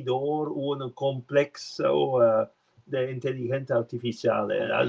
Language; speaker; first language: Spanish; non-native, learner; French